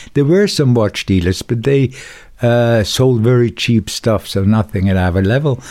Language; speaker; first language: English; non-native, fluent; German